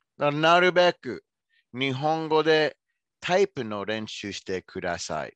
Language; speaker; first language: Japanese; non-native, fluent; English